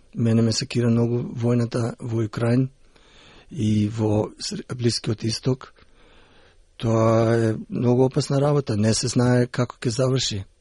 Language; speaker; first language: Macedonian; early bilingual, heritage; Macedonian